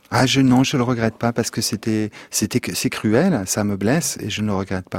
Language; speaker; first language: French; native; French